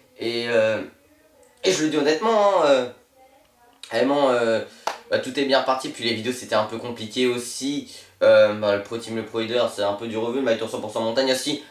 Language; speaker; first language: French; native; French